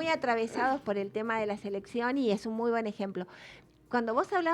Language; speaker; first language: Spanish; native; Spanish